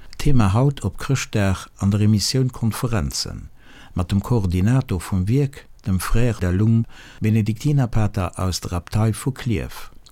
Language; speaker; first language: Luxembourgish; native; Luxembourgish